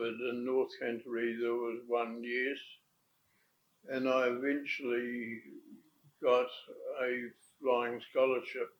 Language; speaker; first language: English; native; English